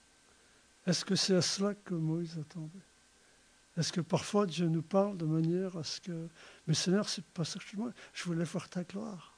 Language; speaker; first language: French; native; French